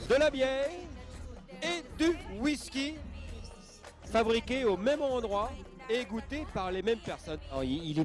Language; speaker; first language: French; native; French